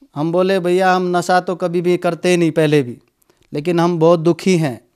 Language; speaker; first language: Hindi; native; Hindi